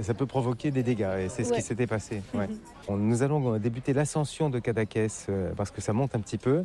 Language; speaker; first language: French; native; French